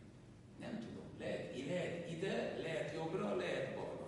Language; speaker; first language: Hungarian; non-native, local second language; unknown